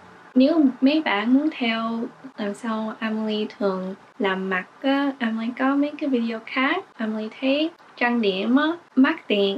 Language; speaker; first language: Vietnamese; early bilingual, heritage; English